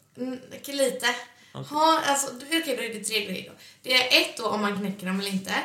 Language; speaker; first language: Swedish; native; Swedish